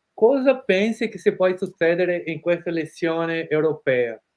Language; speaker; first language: Italian; non-native, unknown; Portuguese